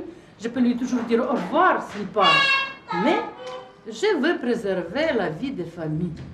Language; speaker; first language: French; non-native, fluent; Russian